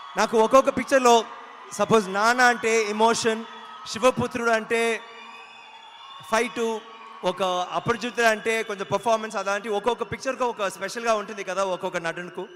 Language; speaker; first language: Telugu; non-native, learner; Tamil